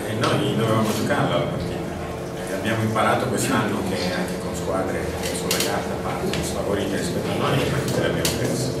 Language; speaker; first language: Italian; native; Italian